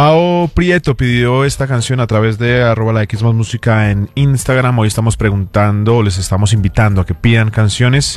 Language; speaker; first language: Spanish; native; Spanish